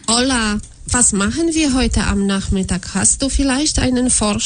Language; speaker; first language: German; non-native, fluent; Polish